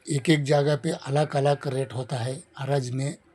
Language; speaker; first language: Hindi; non-native, local second language; Kannada